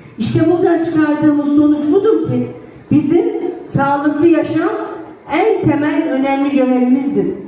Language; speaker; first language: Turkish; native; Turkish